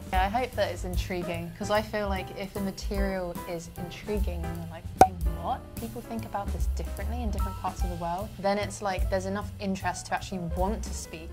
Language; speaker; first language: English; native; English